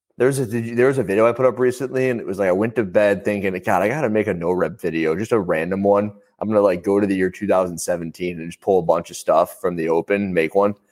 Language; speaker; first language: English; native; English